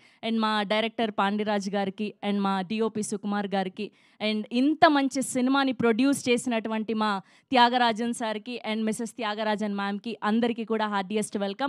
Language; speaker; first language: Telugu; native; Telugu